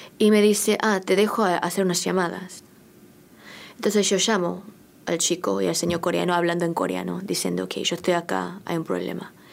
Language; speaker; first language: Spanish; early bilingual, other home language; Korean